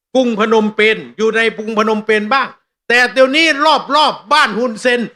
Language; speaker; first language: Thai; non-native, local second language; Northeastern Thai